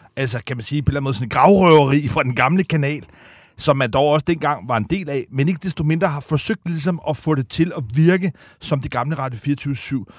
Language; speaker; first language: Danish; native; Danish